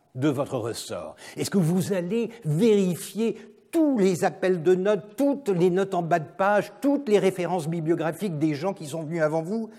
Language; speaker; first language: French; non-native, fluent; Turkish